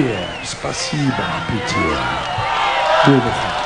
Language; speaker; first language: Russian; non-native, learner; English